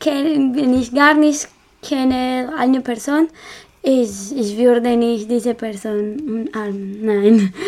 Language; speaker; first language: German; non-native, learner; Spanish